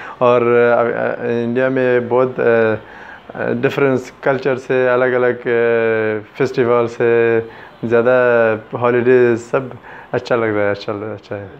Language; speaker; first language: Urdu; non-native, learner; Pashto